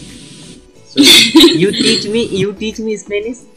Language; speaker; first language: English; non-native, learner; Hindi